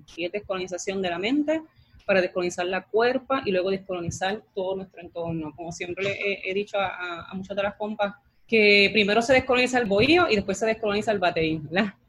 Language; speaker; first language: Spanish; native; Spanish